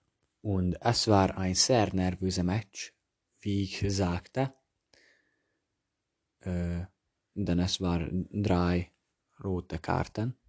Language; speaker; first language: German; non-native, learner; Hungarian